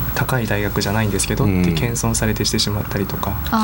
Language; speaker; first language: Japanese; native; Japanese